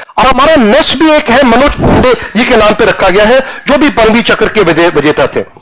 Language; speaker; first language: Hindi; non-native, local second language; Punjabi